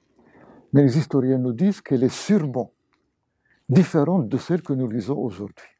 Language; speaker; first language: French; non-native, local second language; Arabic